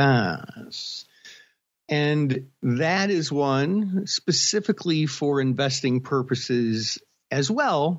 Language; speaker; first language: English; native; English